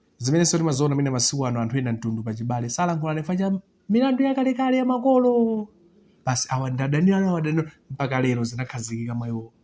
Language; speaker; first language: Nyanja; non-native, local second language; Tumbuka